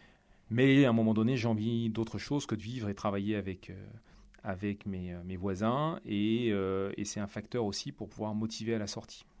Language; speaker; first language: French; native; French